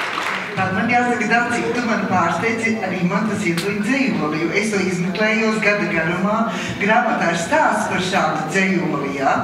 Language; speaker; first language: Latvian; native; Latvian